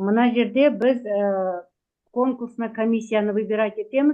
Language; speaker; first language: Russian; non-native, local second language; Kazakh